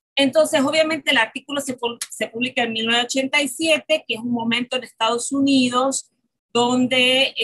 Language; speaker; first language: Spanish; native; Spanish